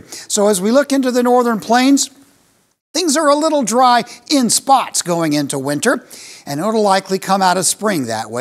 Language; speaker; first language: English; native; English